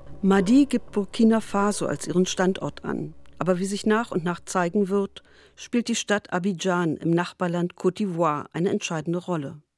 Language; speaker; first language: German; native; German